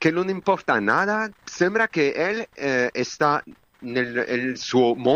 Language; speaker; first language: Spanish; non-native, learner; French